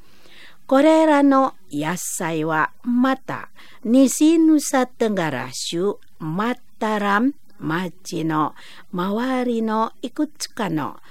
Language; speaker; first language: Japanese; non-native, fluent; Indonesian